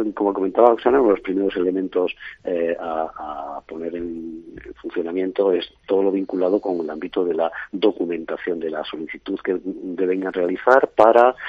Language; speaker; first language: Spanish; native; Spanish